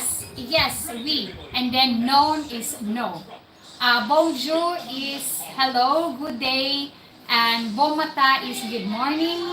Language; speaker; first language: English; non-native, local second language; Cebuano